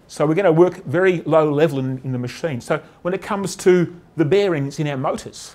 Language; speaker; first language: English; native; English